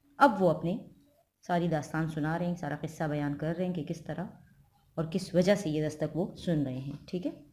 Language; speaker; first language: Urdu; non-native, local second language; Pashto